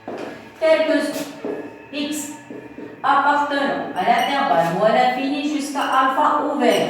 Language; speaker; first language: French; non-native, local second language; Arabic